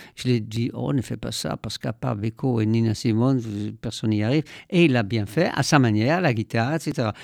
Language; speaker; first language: French; non-native, fluent; Dutch